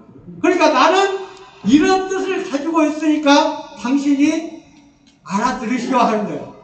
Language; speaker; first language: Korean; native; Korean